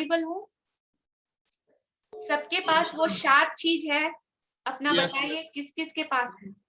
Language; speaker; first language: Hindi; native; Hindi